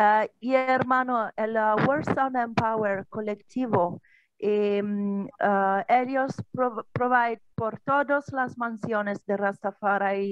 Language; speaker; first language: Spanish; non-native, learner; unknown